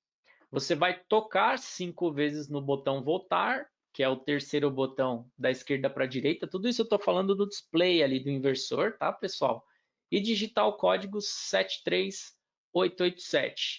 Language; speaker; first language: Portuguese; native; Portuguese